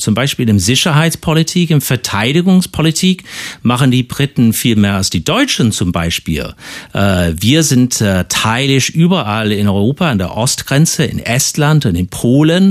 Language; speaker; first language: German; non-native, fluent; English